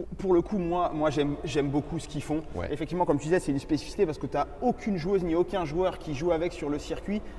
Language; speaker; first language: French; native; French